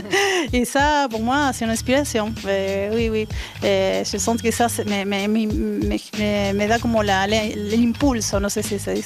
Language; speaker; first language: French; non-native, fluent; Spanish